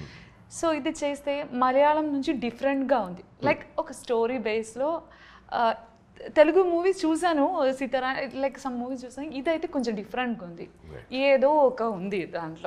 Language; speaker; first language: Telugu; non-native, learner; Malayalam